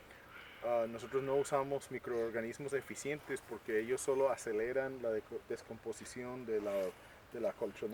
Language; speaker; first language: Spanish; native; Spanish